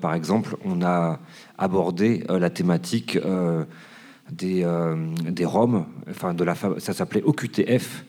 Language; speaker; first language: French; native; French